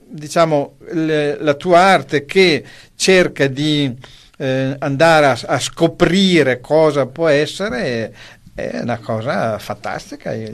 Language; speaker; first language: Italian; native; Italian